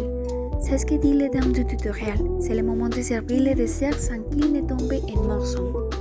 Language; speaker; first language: French; non-native, learner; Spanish